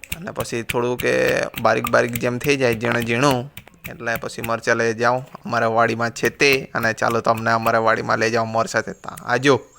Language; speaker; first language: Gujarati; non-native, local second language; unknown